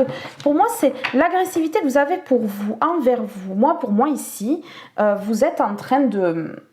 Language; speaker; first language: French; native; French